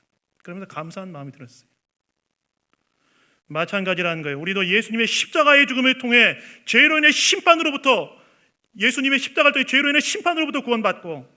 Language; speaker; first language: Korean; native; Korean